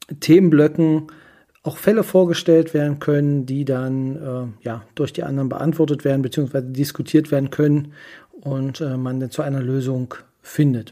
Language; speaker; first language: German; native; German